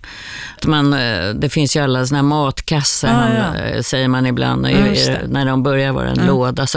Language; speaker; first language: Swedish; native; Swedish